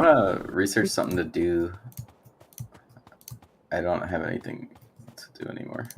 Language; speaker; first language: English; native; English